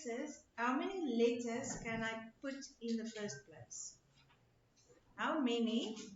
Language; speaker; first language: English; non-native, local second language; Afrikaans